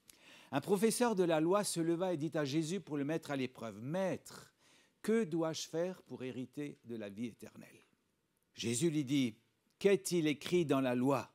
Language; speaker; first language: French; native; French